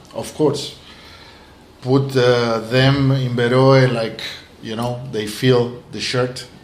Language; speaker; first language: English; non-native, fluent; Spanish